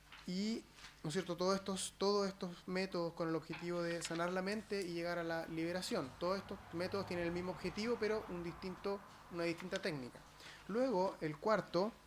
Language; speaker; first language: Spanish; native; Spanish